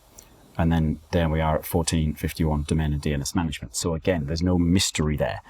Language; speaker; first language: English; native; English